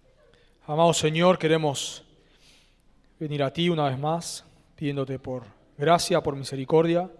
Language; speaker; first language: Spanish; native; Spanish